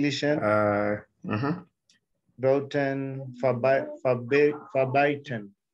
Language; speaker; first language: German; non-native, learner; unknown